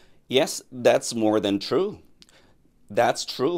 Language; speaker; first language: English; non-native, fluent; Korean